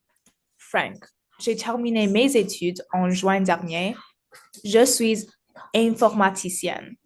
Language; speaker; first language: French; non-native, learner; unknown